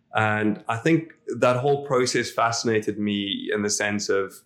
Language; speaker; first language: English; non-native, local second language; Afrikaans